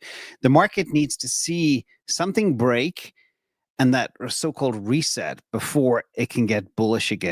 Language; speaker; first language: English; native; English